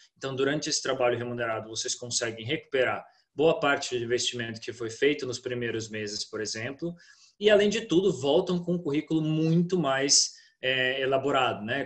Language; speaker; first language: Portuguese; native; Portuguese